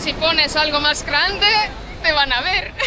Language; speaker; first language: Spanish; non-native, fluent; Estonian